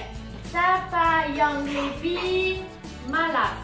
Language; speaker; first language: Indonesian; non-native, learner; French